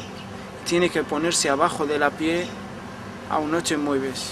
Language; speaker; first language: Spanish; non-native, learner; Arabic